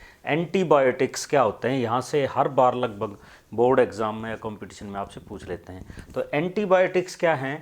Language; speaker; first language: Hindi; native; Hindi